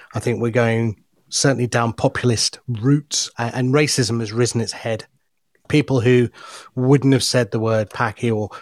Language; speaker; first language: English; native; English